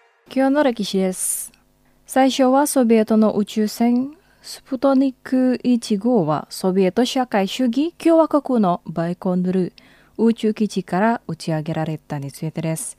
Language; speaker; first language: Japanese; non-native, fluent; Indonesian